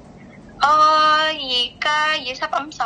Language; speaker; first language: Cantonese; non-native, learner; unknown